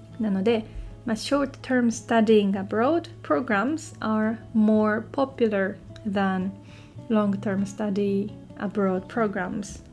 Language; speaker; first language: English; non-native, fluent; Japanese